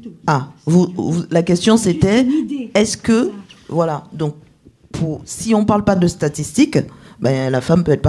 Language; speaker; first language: French; native; French